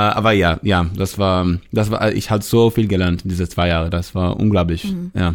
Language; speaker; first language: German; non-native, learner; Hebrew